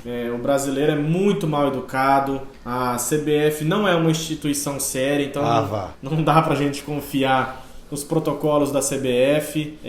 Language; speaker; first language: Portuguese; native; Portuguese